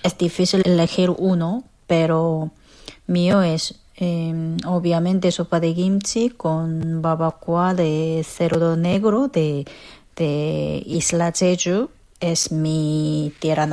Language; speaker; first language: Spanish; non-native, fluent; Korean